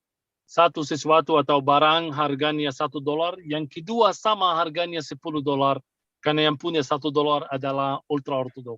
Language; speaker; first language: Indonesian; non-native, fluent; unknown